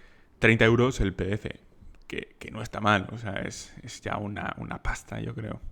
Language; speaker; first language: Spanish; native; Spanish